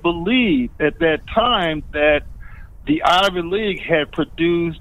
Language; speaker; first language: English; native; English